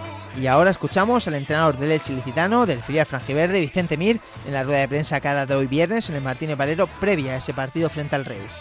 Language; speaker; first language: Spanish; native; Spanish